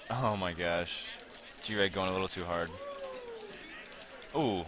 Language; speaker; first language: English; native; English